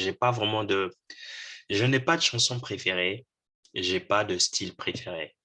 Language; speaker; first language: French; non-native, local second language; Lingala